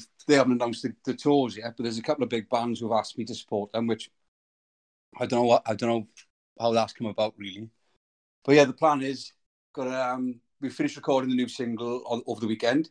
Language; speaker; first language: English; native; English